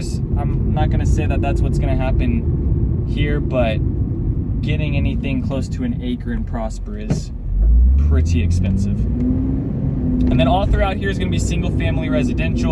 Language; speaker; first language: English; native; English